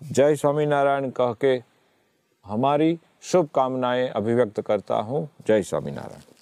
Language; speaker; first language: Hindi; non-native, local second language; Gujarati